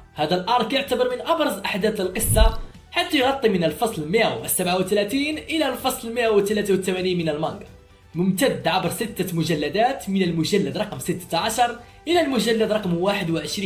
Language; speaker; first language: Arabic; native; Arabic